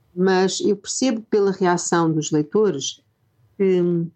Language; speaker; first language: Portuguese; native; Portuguese